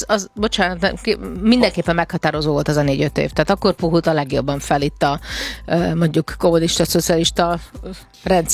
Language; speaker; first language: Hungarian; native; Hungarian